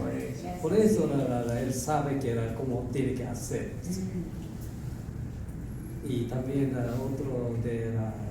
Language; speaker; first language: Spanish; non-native, learner; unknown